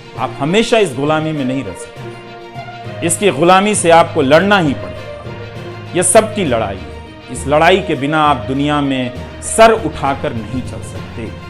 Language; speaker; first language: Hindi; non-native, local second language; Bhojpuri